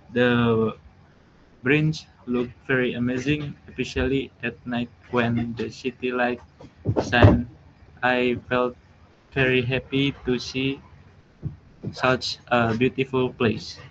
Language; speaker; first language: English; non-native, learner; Indonesian